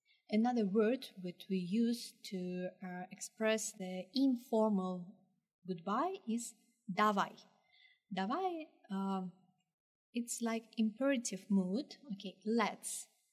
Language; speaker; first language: English; non-native, fluent; Russian